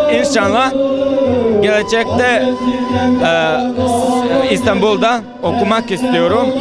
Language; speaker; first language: Turkish; non-native, learner; Bosnian